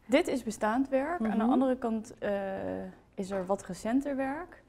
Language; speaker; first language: Dutch; early bilingual, other home language; Chinese